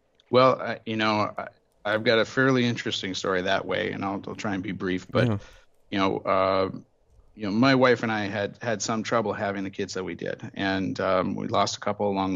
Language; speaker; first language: English; native; English